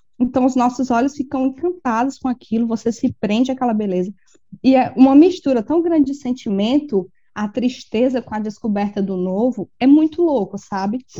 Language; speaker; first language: Portuguese; native; Portuguese